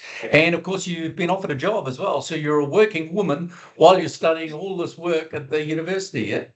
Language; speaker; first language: English; native; English